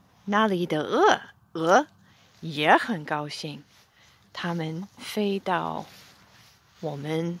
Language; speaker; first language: Chinese; non-native, fluent; English